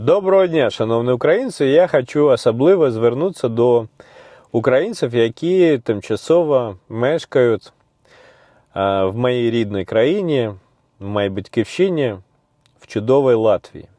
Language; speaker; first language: Ukrainian; non-native, learner; Russian